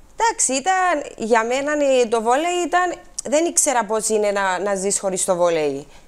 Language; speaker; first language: Greek; native; Greek